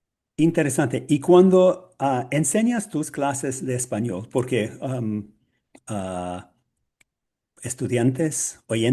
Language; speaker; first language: Spanish; non-native, learner; English